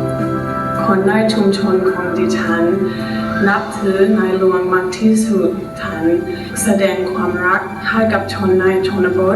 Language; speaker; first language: Thai; non-native, fluent; English